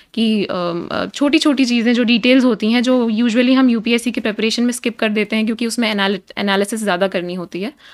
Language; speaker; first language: Hindi; native; Hindi